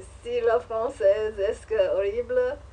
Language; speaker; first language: French; non-native, learner; English